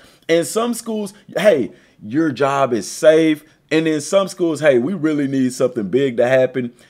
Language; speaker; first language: English; native; English